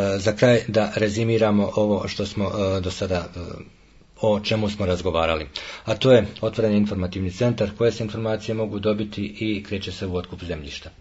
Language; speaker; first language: Croatian; native; Croatian